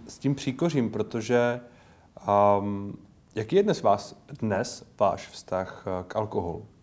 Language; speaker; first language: Czech; native; Czech